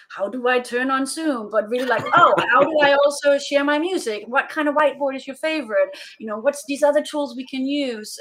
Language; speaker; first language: English; non-native, fluent; Danish